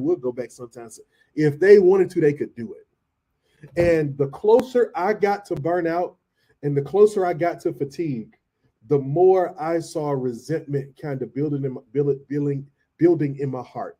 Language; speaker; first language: English; native; English